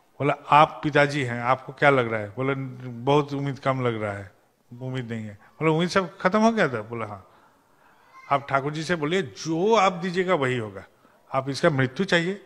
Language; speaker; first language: Hindi; non-native, local second language; Bangla